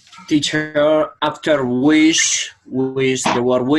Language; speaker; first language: English; non-native, learner; Spanish